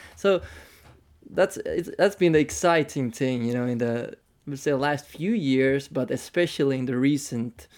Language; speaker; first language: English; non-native, fluent; Finnish